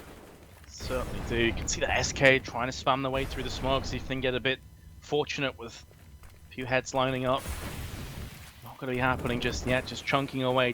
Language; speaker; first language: English; native; English